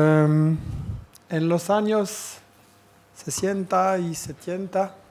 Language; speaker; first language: Spanish; non-native, fluent; French